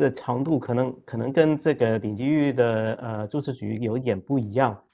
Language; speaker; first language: Chinese; non-native, local second language; Cantonese